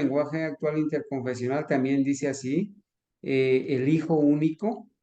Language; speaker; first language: Spanish; native; Spanish